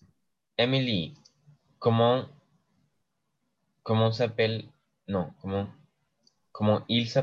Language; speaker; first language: French; non-native, learner; English